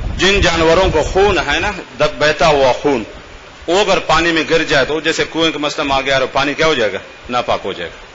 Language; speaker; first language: Urdu; non-native, local second language; Baluchi